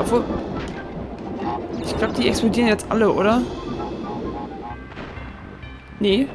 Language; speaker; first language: German; native; German